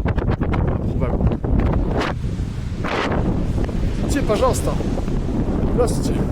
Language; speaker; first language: Russian; non-native, learner; French